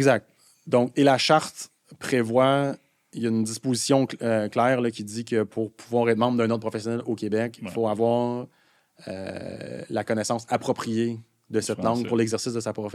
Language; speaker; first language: French; native; French